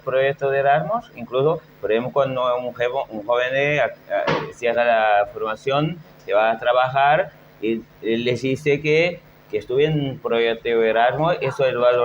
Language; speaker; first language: Spanish; non-native, fluent; Portuguese